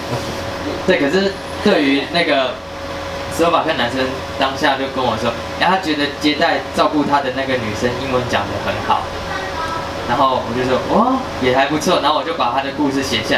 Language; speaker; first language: Chinese; native; Chinese